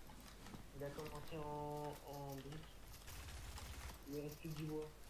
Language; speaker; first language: French; native; French